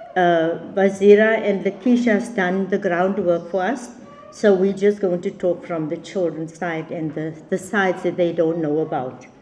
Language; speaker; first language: English; non-native, local second language; Afrikaans